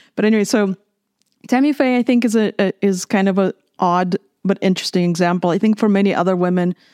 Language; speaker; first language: English; non-native, fluent; Russian